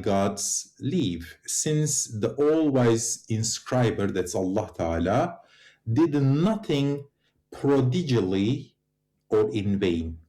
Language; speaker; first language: English; non-native, fluent; Turkish